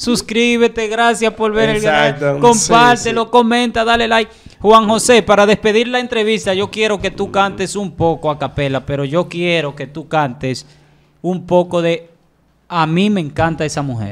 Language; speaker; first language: Spanish; native; Spanish